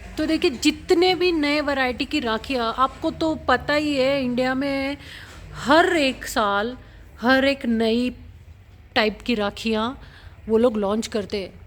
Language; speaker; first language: Hindi; non-native, local second language; Marathi